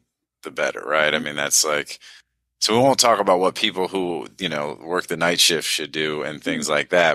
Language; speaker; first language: English; native; English